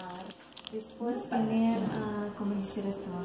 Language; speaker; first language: Spanish; non-native, learner; Russian